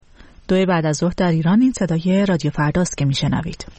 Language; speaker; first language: Persian; native; Persian